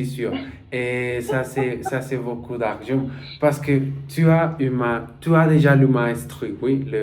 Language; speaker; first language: French; non-native, learner; Spanish